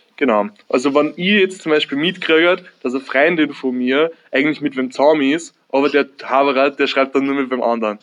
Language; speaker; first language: German; native; German